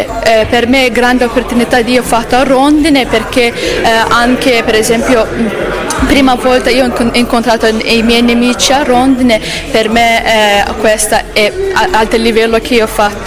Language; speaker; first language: Italian; non-native, learner; Azerbaijani